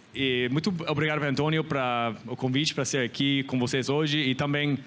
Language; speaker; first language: Portuguese; non-native, learner; English